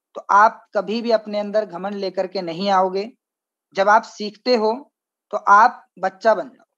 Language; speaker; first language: Hindi; native; Hindi